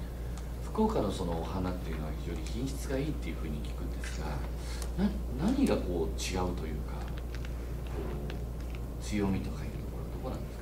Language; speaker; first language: Japanese; native; Japanese